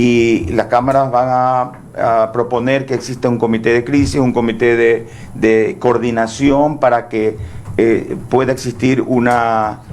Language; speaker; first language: Spanish; native; Spanish